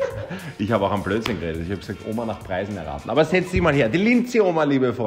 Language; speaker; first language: German; native; German